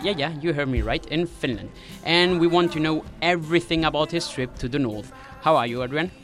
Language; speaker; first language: English; non-native, fluent; Spanish